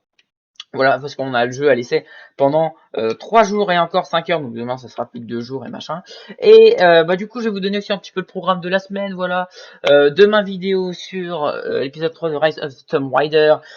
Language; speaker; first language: French; native; French